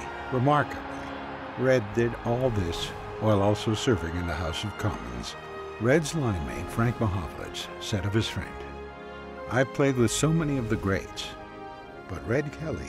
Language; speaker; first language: English; native; English